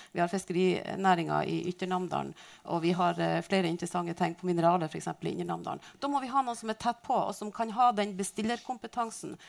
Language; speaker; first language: Norwegian; native; Norwegian